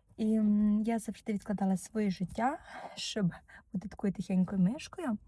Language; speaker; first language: Ukrainian; native; Ukrainian